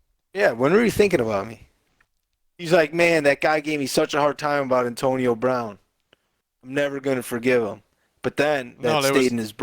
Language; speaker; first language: English; native; English